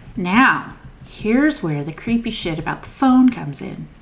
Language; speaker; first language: English; native; English